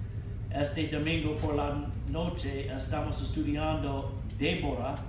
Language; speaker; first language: Spanish; non-native, fluent; English